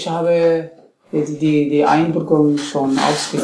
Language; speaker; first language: German; non-native, learner; Tigrinya